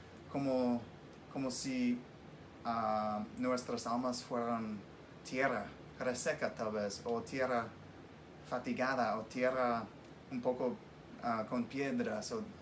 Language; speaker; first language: Spanish; non-native, fluent; English